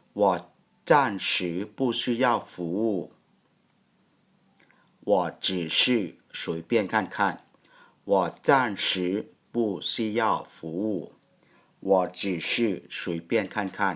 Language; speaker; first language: Chinese; non-native, fluent; Thai